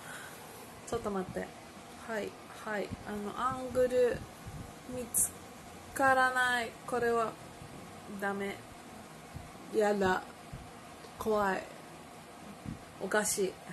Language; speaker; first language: Japanese; non-native, learner; Filipino